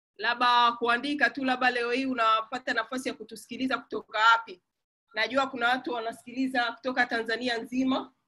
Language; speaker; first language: Swahili; native; Swahili